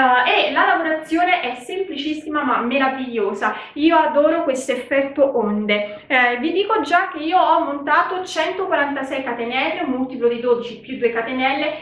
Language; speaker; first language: Italian; native; Italian